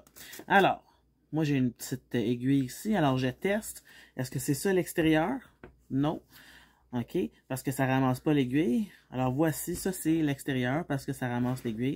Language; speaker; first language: French; native; French